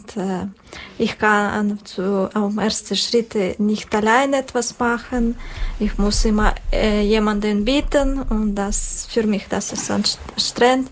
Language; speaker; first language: German; non-native, learner; Russian